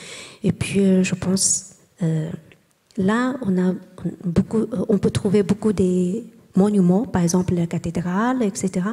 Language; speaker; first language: French; non-native, learner; Chinese